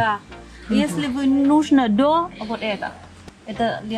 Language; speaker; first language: Russian; non-native, learner; Vietnamese